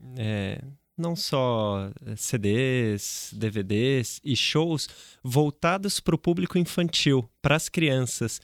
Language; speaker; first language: Portuguese; native; Portuguese